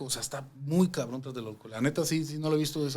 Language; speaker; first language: Spanish; native; Spanish